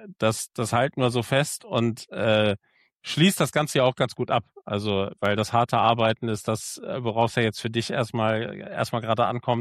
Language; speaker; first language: German; native; German